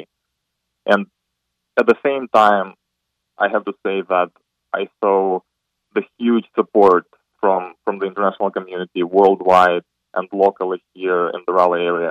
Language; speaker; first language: English; non-native, fluent; Ukrainian